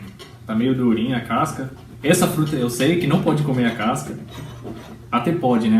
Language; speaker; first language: Portuguese; non-native, fluent; English